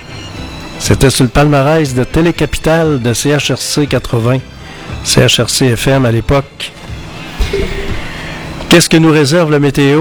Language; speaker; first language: French; native; French